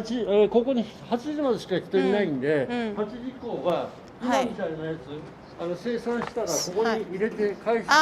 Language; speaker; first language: Japanese; native; Japanese